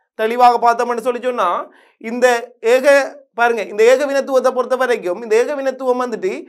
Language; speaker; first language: Tamil; native; Tamil